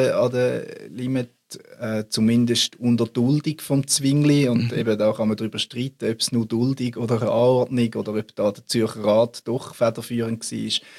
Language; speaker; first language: German; native; German